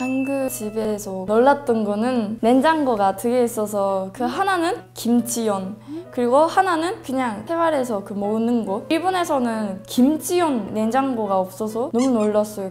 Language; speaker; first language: Korean; non-native, learner; Japanese